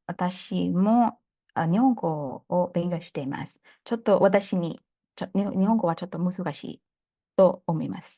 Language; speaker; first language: Japanese; non-native, learner; Thai